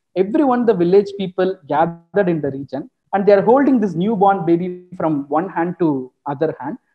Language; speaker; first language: English; non-native, local second language; Tamil